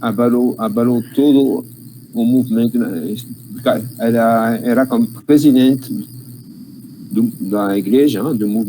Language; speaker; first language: Portuguese; non-native, learner; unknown